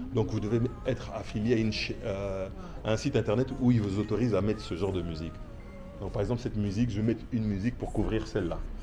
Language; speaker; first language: French; non-native, local second language; Lingala